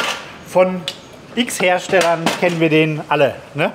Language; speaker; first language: German; native; German